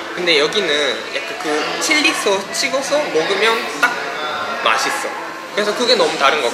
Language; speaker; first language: Korean; non-native, fluent; Japanese